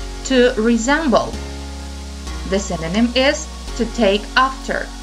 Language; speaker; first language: English; non-native, fluent; Ukrainian